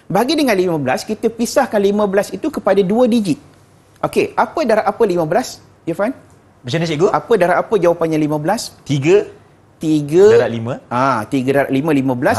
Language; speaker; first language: Malay; native; Malay